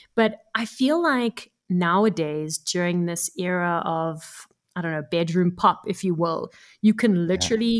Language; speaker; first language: English; native; English